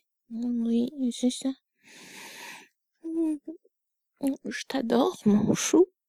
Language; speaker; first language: French; non-native, fluent; English